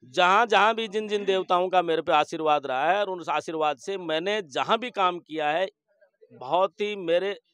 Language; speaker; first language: Hindi; native; Hindi